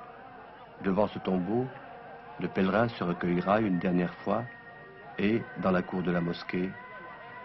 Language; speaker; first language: French; non-native, local second language; Arabic